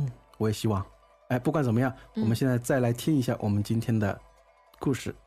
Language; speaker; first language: Chinese; native; Chinese